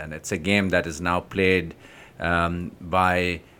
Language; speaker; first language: English; non-native, local second language; Kashmiri